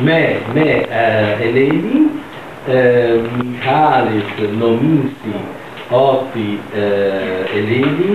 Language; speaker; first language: Greek; non-native, learner; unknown